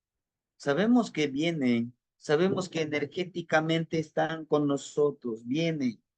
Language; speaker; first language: Spanish; native; Spanish